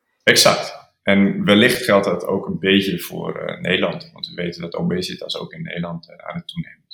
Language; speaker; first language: Dutch; native; Dutch